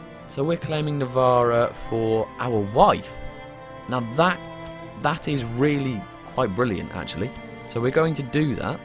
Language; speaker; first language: English; native; English